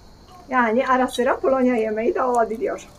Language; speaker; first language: Turkish; non-native, fluent; Polish